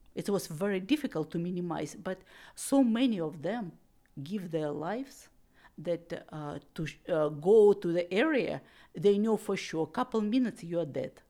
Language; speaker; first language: English; non-native, learner; Russian